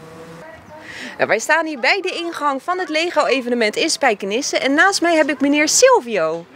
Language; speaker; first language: Dutch; native; Dutch